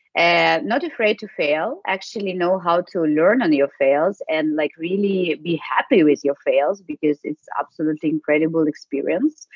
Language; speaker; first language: English; non-native, fluent; Ukrainian